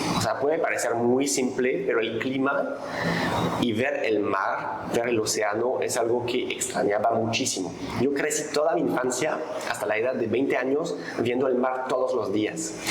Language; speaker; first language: Spanish; non-native, fluent; French